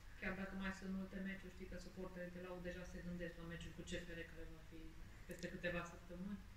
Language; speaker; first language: Romanian; native; Romanian